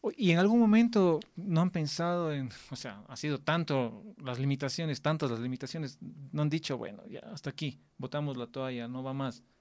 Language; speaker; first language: Spanish; native; Spanish